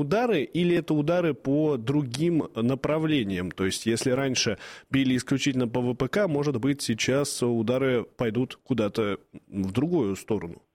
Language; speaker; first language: Russian; native; Russian